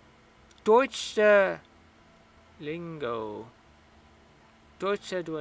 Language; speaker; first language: German; non-native, learner; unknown